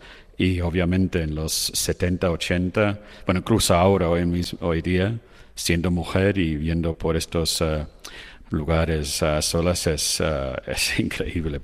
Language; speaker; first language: Spanish; non-native, fluent; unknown